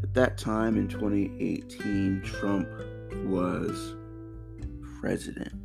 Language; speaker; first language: English; native; English